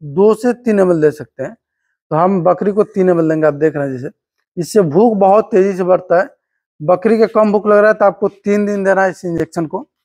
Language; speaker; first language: Hindi; native; Hindi